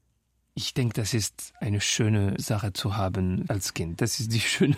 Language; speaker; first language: German; non-native, fluent; French